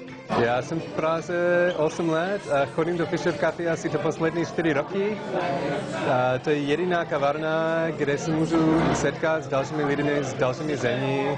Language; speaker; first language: Czech; non-native, fluent; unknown